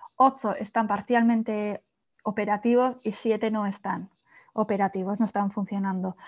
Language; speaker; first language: Spanish; native; Spanish